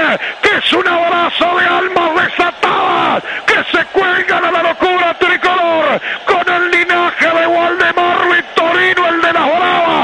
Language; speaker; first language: Spanish; native; Spanish